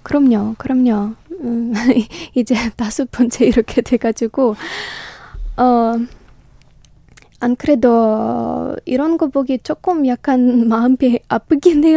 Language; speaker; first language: Korean; non-native, learner; Ukrainian